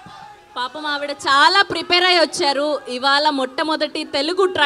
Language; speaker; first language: Telugu; native; Telugu